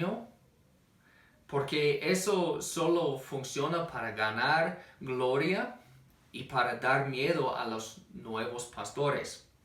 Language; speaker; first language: Spanish; non-native, fluent; English